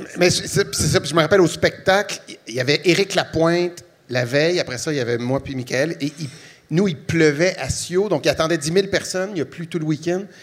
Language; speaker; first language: French; native; French